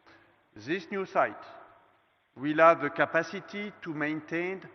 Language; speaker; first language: English; non-native, fluent; French